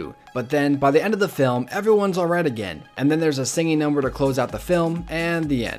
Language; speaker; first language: English; native; English